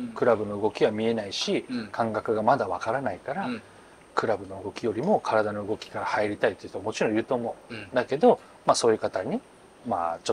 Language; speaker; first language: Japanese; native; Japanese